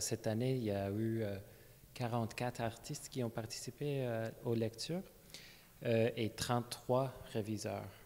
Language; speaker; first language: French; non-native, fluent; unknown